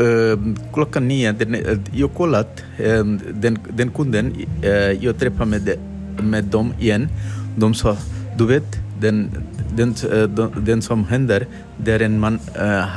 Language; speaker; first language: Swedish; non-native, learner; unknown